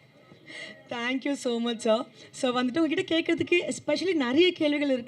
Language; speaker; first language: Tamil; native; Tamil